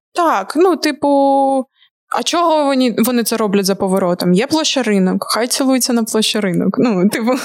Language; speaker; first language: Ukrainian; non-native, local second language; Russian